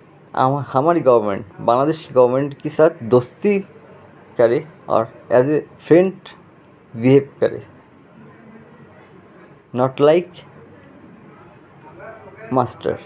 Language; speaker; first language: Hindi; non-native, fluent; Bangla